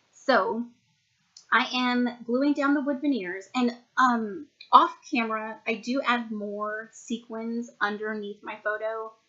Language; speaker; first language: English; native; English